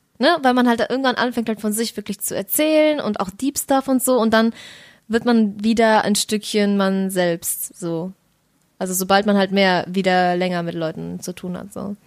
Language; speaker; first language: German; early bilingual, other home language; Russian